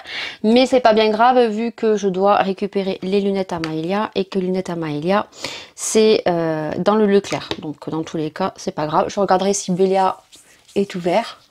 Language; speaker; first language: French; native; French